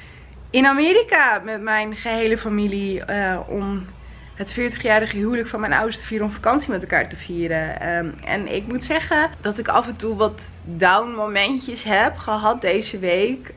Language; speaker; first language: Dutch; native; Dutch